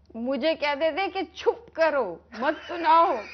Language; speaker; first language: Urdu; non-native, local second language; Kashmiri